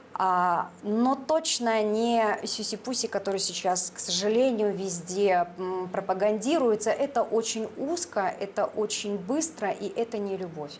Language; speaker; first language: Russian; native; Russian